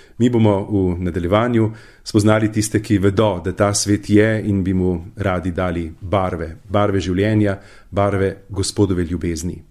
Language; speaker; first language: Slovenian; native; Slovenian